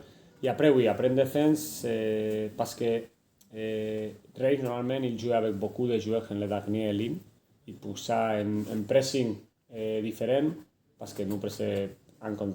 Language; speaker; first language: French; non-native, fluent; Spanish